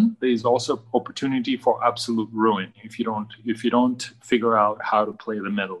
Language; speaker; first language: English; early bilingual, other home language; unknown